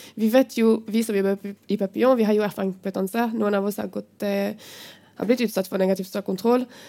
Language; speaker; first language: Norwegian; non-native, fluent; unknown